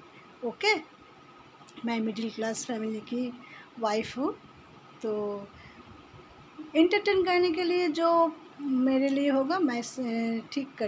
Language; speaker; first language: Hindi; non-native, local second language; Assamese